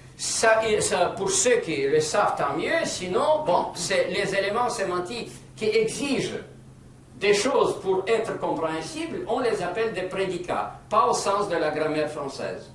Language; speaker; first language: French; non-native, fluent; Russian